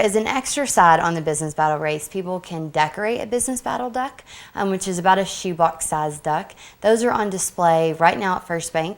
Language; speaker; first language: English; native; English